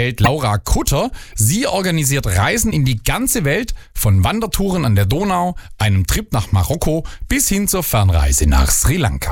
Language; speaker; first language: German; native; German